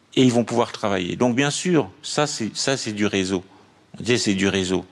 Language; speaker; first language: French; native; French